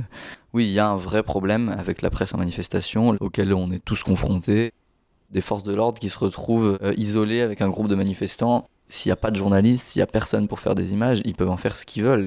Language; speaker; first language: French; native; French